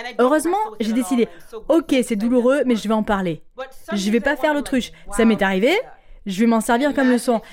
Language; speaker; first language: French; non-native, local second language; English